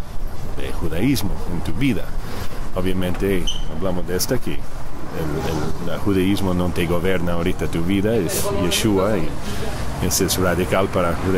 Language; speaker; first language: Spanish; early bilingual, heritage; Spanish